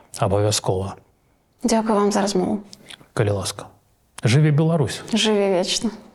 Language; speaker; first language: Belarusian; non-native, local second language; Russian